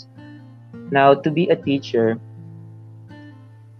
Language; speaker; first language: English; non-native, local second language; Filipino